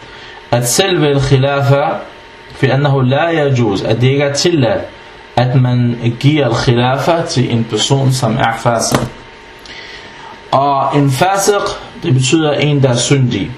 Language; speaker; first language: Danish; non-native, fluent; Arabic